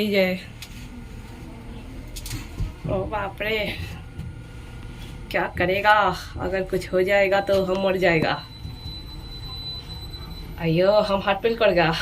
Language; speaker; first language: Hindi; non-native, local second language; Bangla